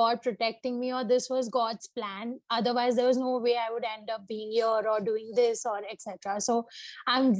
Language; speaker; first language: English; non-native, local second language; Hindi